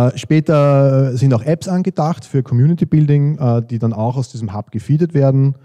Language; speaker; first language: German; native; German